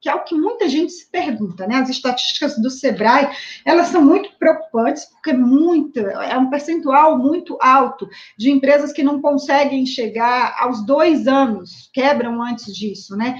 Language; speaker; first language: Portuguese; native; Portuguese